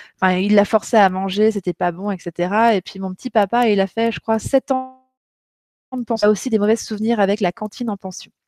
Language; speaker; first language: French; native; French